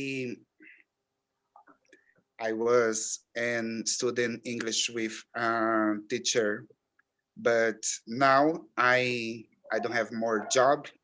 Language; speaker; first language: English; non-native, learner; Portuguese